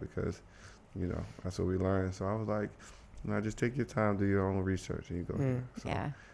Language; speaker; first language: English; native; English